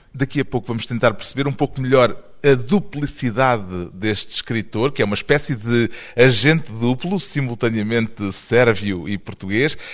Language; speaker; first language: Portuguese; native; Portuguese